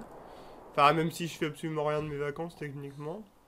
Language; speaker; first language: French; native; French